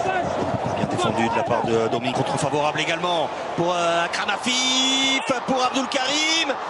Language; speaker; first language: French; native; French